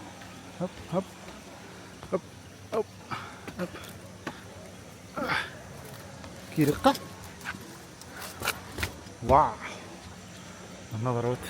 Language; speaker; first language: English; non-native, learner; Indonesian